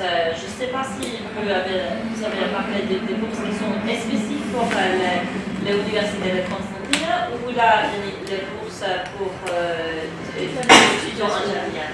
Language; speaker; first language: French; non-native, fluent; English